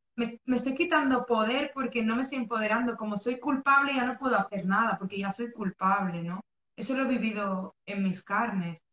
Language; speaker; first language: Spanish; early bilingual, other home language; Arabic